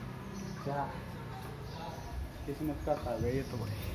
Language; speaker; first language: Hindi; native; Hindi